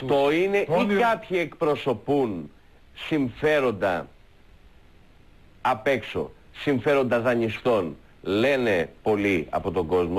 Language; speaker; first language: Greek; native; Greek